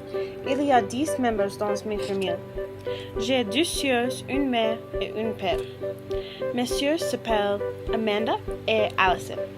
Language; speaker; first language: French; non-native, learner; English